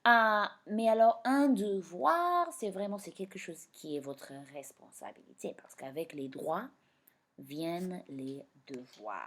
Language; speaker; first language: French; non-native, fluent; English